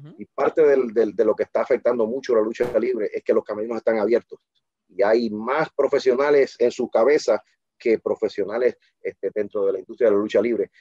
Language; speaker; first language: Spanish; native; Spanish